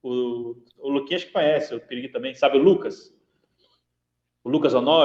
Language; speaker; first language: Portuguese; native; Portuguese